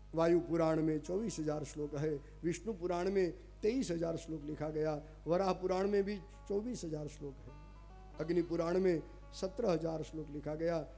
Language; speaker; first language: Hindi; non-native, local second language; Gujarati